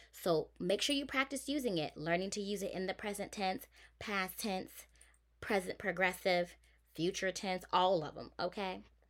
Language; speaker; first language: English; native; English